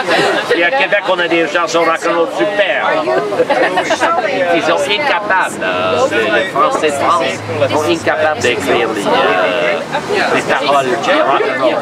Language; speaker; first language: French; non-native, local second language; English